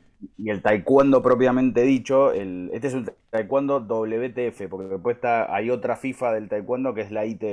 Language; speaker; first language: Spanish; native; Spanish